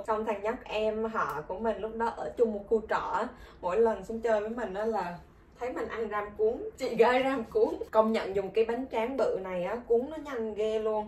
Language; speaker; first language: Vietnamese; native; Vietnamese